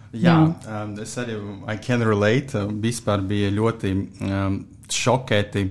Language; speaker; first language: Latvian; non-native, local second language; Russian